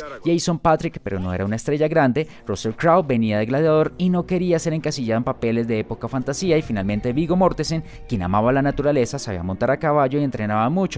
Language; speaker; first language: Spanish; native; Spanish